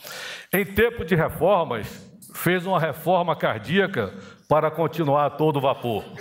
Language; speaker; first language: Portuguese; native; Portuguese